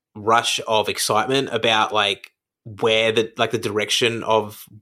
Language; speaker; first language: English; native; English